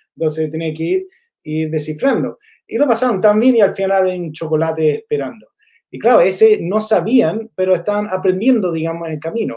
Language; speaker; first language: Spanish; non-native, fluent; English